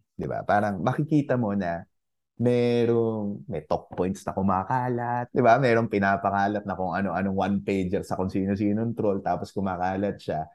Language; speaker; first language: Filipino; native; Filipino